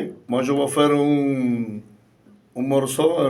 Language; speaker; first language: French; non-native, learner; Spanish